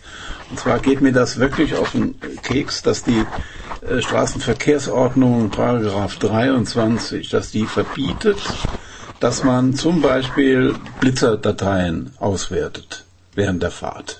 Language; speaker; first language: German; native; German